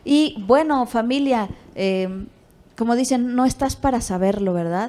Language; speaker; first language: Spanish; native; Spanish